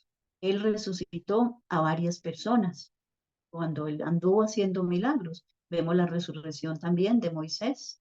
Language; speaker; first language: Spanish; native; Spanish